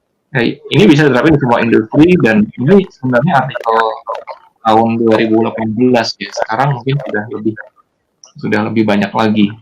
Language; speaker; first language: Indonesian; native; Indonesian